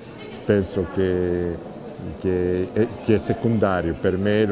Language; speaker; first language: Italian; non-native, learner; Portuguese